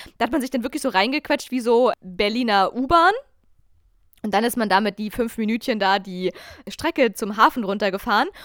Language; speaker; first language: German; native; German